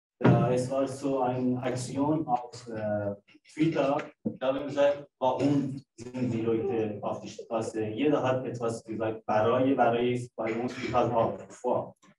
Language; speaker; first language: German; non-native, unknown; Persian